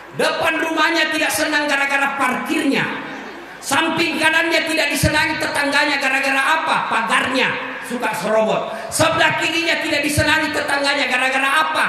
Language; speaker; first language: Indonesian; non-native, local second language; Buginese